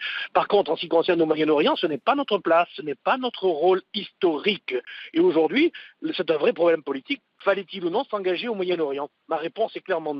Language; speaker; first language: French; native; French